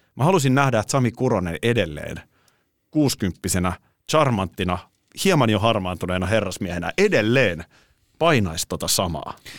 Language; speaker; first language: Finnish; native; Finnish